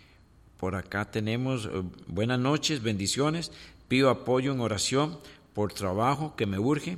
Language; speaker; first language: Spanish; native; Spanish